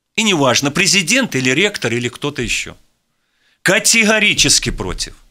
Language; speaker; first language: Russian; native; Russian